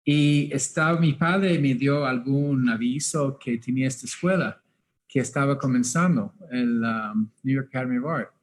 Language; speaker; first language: Spanish; early bilingual, heritage; English